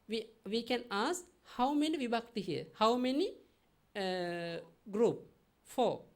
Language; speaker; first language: English; non-native, learner; Sinhala